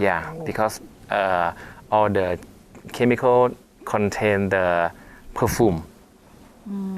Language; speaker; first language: English; non-native, fluent; Thai